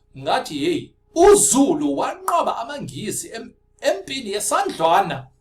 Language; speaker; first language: Zulu; non-native, local second language; Afrikaans